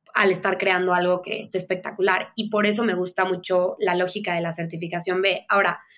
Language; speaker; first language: Spanish; native; Spanish